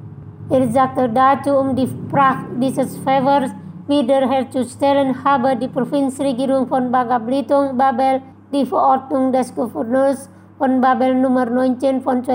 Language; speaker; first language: German; non-native, fluent; Indonesian